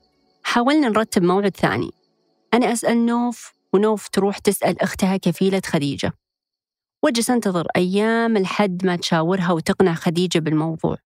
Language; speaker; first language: Arabic; native; Arabic